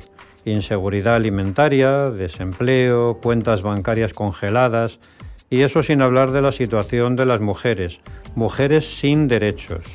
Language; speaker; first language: Spanish; native; Spanish